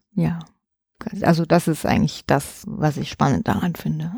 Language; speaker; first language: German; native; German